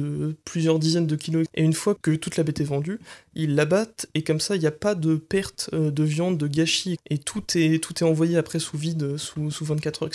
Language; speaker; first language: French; native; French